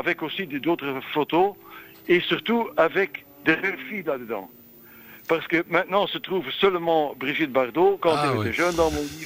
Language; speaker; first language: French; non-native, local second language; Dutch